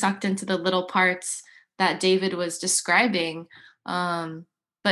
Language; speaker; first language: English; native; English